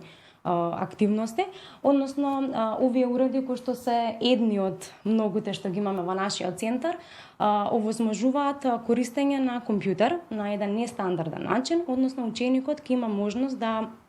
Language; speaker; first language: Macedonian; native; Macedonian